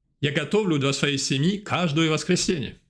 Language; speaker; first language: Russian; non-native, fluent; French